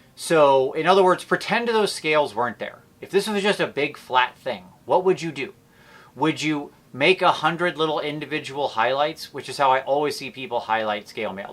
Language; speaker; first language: English; native; English